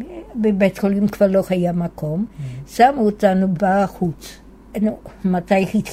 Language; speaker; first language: Hebrew; non-native, fluent; Yiddish